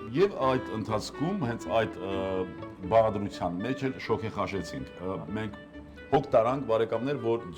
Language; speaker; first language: Armenian; native; Armenian